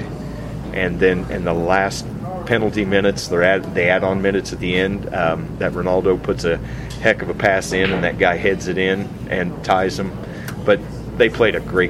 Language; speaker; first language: English; native; English